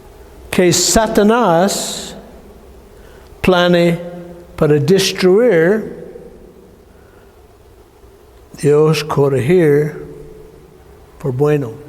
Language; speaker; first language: Spanish; non-native, learner; English